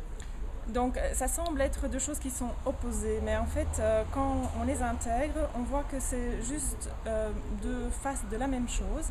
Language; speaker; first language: French; native; French